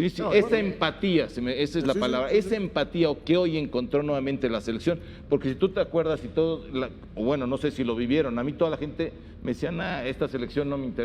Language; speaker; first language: Spanish; native; Spanish